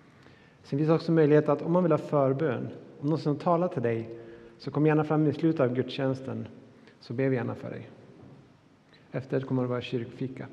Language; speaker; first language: Swedish; native; Swedish